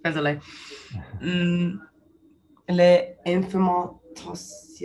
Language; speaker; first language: French; non-native, learner; English